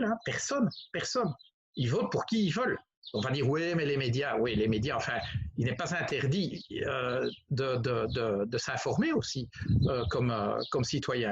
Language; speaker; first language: French; native; French